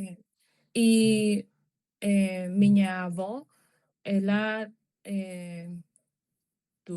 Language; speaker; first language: Portuguese; non-native, learner; Spanish